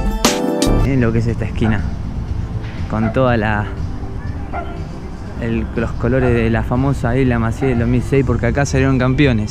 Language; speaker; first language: Spanish; native; Spanish